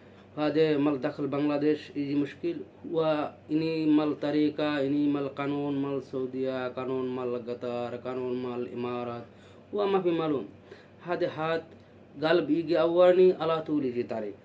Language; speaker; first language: Arabic; non-native, learner; Bangla